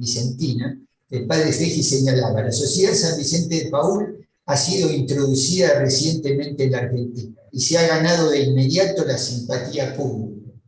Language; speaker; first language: Spanish; native; Spanish